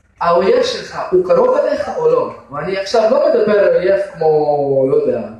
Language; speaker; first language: Hebrew; non-native, fluent; Russian